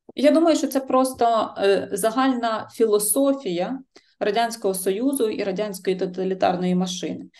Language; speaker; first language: Ukrainian; native; Ukrainian